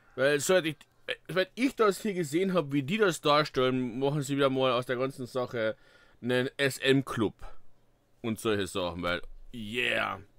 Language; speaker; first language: German; native; German